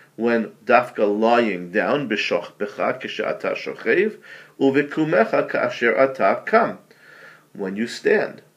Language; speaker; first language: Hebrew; non-native, fluent; English